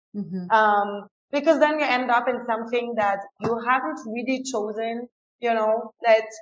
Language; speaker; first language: English; non-native, fluent; French